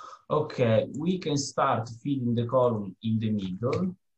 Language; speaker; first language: English; non-native, fluent; Italian